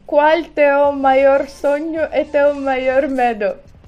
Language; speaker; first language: Portuguese; non-native, learner; Russian